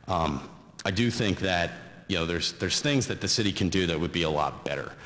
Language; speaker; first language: English; native; English